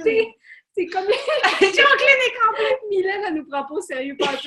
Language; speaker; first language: French; native; French